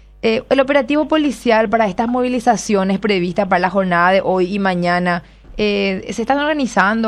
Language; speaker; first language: Spanish; native; Spanish